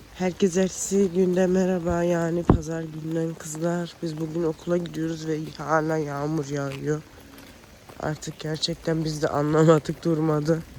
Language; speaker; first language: Turkish; early bilingual, heritage; Turkish